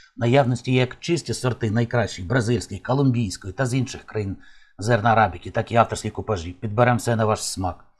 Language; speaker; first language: Ukrainian; native; Ukrainian